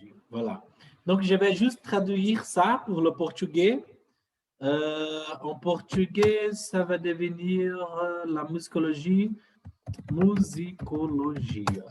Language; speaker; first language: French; non-native, fluent; Portuguese